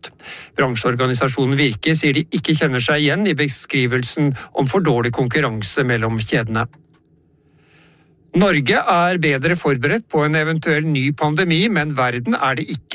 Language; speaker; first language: Norwegian; native; Norwegian